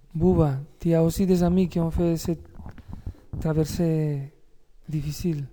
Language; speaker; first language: French; non-native, learner; Spanish